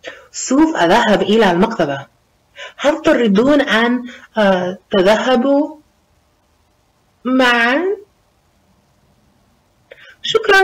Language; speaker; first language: Arabic; non-native, learner; English